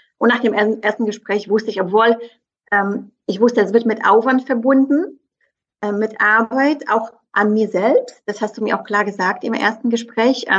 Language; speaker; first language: German; non-native, fluent; Polish